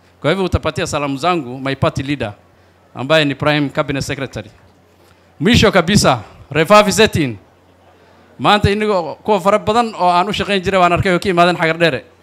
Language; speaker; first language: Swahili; non-native, local second language; Somali